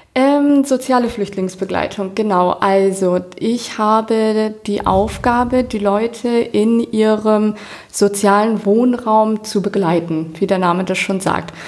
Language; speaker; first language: German; native; German